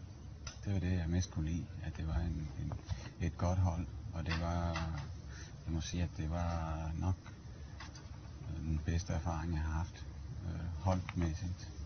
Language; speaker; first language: Danish; early bilingual, heritage; English